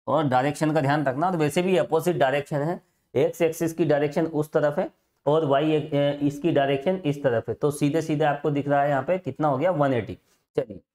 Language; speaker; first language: Hindi; native; Hindi